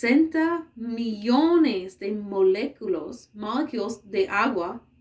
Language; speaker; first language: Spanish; non-native, learner; English